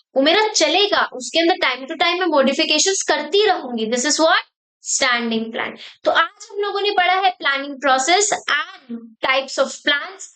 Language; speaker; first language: Hindi; native; Hindi